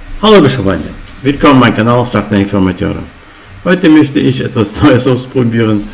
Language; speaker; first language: German; non-native, fluent; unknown